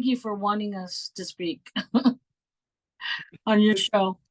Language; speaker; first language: English; native; English